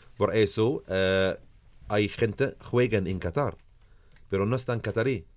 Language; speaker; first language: Spanish; non-native, learner; Arabic